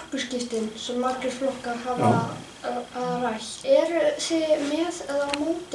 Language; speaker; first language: Icelandic; native; Icelandic